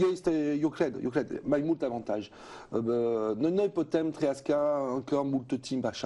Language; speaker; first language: Romanian; non-native, learner; French